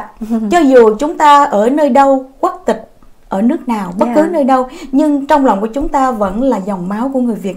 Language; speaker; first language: Vietnamese; native; Vietnamese